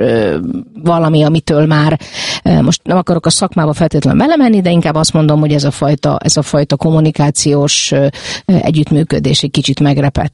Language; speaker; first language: Hungarian; native; Hungarian